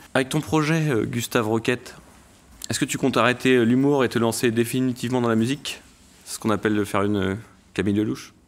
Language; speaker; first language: French; native; French